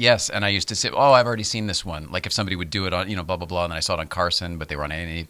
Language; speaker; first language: English; native; English